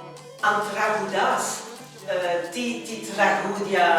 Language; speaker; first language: Greek; non-native, learner; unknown